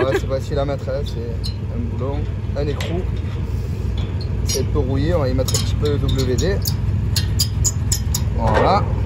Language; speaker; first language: French; native; French